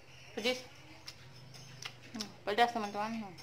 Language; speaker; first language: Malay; non-native, local second language; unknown